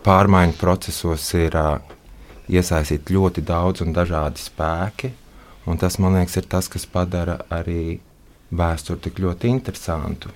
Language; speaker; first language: Latvian; non-native, local second language; Russian